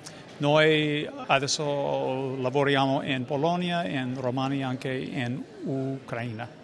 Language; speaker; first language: Italian; non-native, fluent; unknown